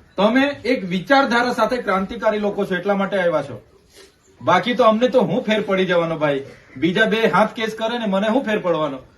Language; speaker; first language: Gujarati; non-native, local second language; Vasavi